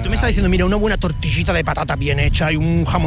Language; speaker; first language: Spanish; native; Spanish